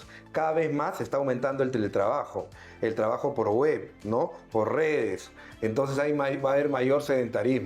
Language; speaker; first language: Spanish; native; Spanish